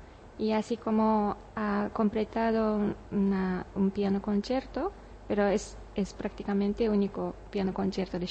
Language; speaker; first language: Spanish; non-native, learner; Japanese